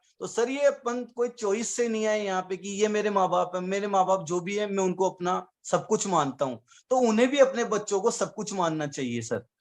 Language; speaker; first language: Hindi; native; Hindi